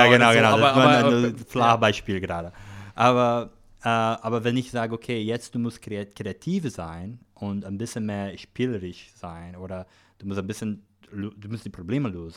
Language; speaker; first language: German; non-native, learner; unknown